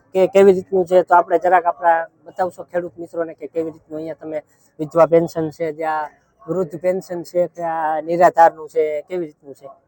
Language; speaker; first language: Gujarati; native; Gujarati